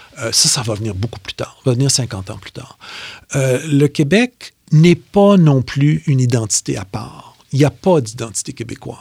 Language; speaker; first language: French; native; French